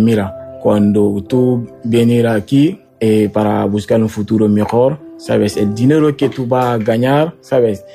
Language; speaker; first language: Spanish; non-native, learner; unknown